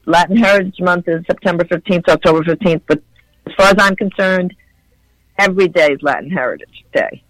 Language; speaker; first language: English; early bilingual, other home language; Spanish